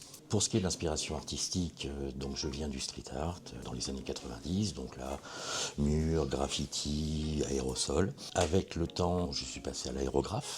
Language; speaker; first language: French; native; French